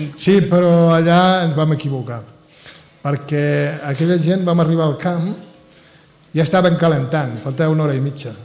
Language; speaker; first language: Catalan; non-native, local second language; Spanish